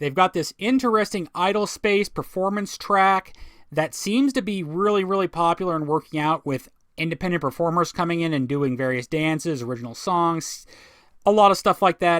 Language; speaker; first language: English; native; English